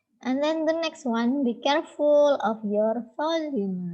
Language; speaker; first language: English; non-native, fluent; Indonesian